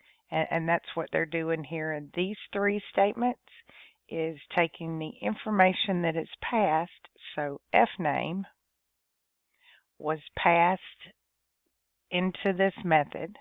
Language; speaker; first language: English; native; English